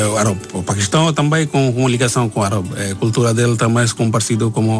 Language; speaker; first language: Portuguese; non-native, learner; Bangla